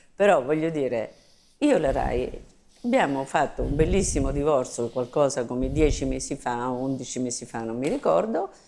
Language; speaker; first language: Italian; native; Italian